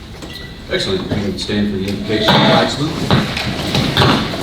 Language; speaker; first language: English; native; English